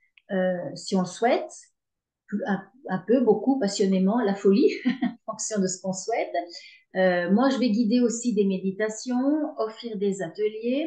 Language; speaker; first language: French; native; French